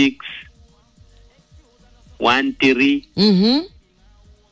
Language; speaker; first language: Swahili; non-native, local second language; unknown